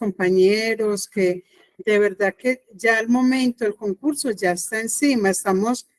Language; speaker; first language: Spanish; native; Spanish